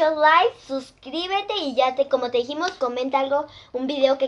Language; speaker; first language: Spanish; native; Spanish